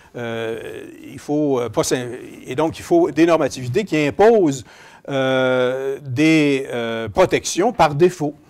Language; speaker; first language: French; native; French